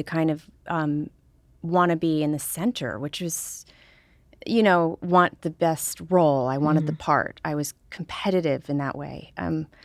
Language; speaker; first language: English; native; English